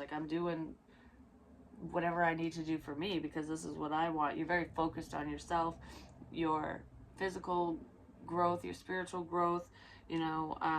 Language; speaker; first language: English; native; English